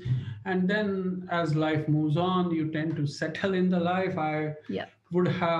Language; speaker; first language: English; non-native, local second language; Marathi